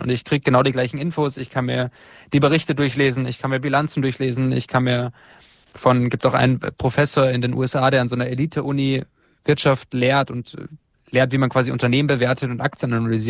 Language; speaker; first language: German; native; German